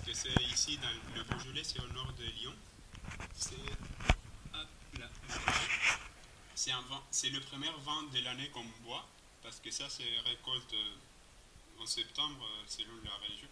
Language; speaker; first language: French; non-native, fluent; Spanish